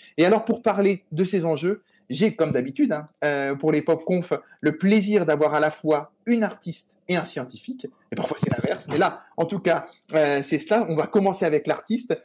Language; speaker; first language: French; native; French